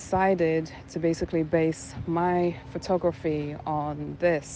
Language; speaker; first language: English; native; English